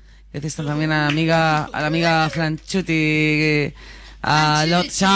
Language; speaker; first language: Spanish; native; Spanish